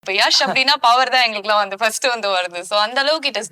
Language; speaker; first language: Tamil; native; Tamil